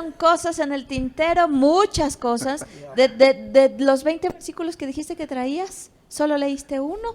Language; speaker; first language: Spanish; native; Spanish